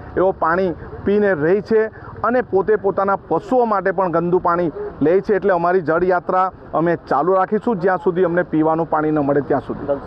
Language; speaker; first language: Gujarati; native; Gujarati